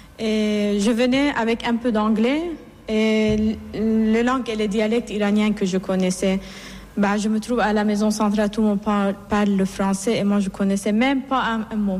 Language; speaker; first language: French; non-native, fluent; Persian